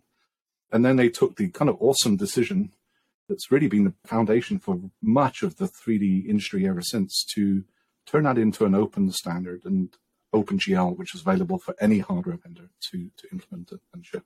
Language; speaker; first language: English; native; English